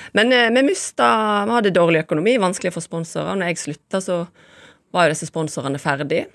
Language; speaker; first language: Norwegian; native; Norwegian